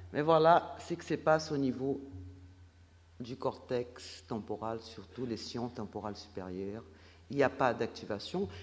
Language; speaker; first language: French; non-native, fluent; Portuguese